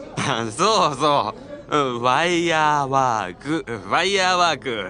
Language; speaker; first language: Japanese; native; Japanese